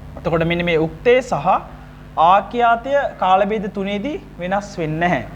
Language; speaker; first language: Sinhala; non-native, local second language; Tamil